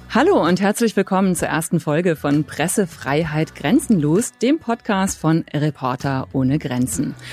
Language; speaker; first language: German; native; German